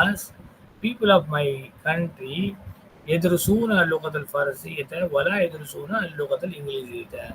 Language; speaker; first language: Arabic; non-native, fluent; Tamil